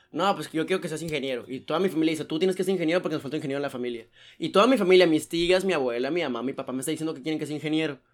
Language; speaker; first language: Spanish; native; Spanish